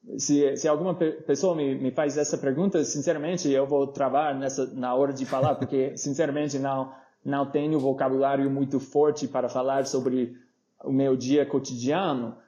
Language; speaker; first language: Portuguese; non-native, fluent; English